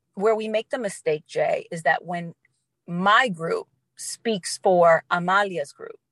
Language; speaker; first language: English; native; English